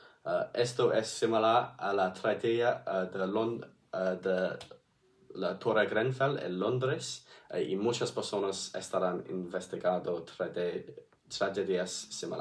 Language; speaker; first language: Spanish; non-native, learner; English